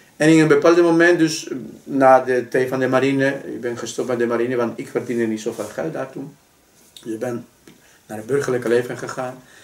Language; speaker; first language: Dutch; non-native, fluent; Spanish